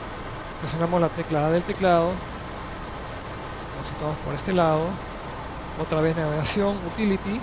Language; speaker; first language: Spanish; native; Spanish